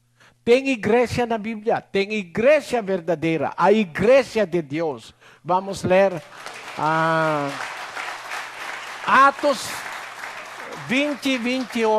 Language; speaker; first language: Portuguese; non-native, learner; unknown